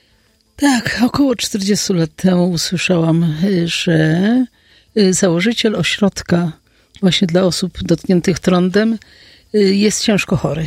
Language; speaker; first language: Polish; native; Polish